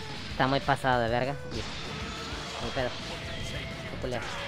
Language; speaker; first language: Spanish; early bilingual, heritage; Spanish